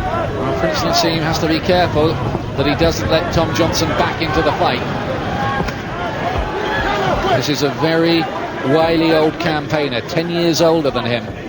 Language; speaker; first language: English; native; English